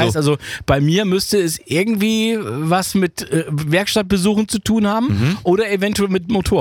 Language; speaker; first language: German; native; German